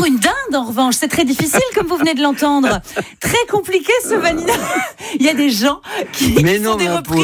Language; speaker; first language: French; native; French